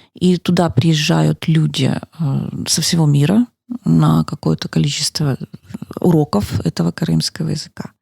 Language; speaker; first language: Russian; native; Russian